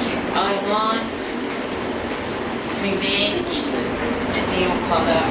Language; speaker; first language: English; non-native, learner; Persian